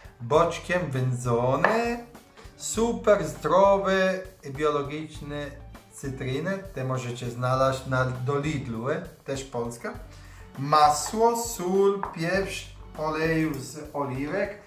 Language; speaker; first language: Polish; non-native, learner; Italian